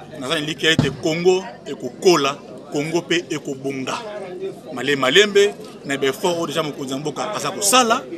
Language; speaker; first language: Lingala; native; Lingala